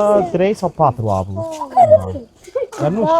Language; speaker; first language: Romanian; non-native, learner; English